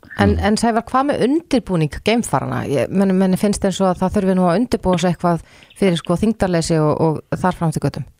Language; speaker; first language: Icelandic; native; Icelandic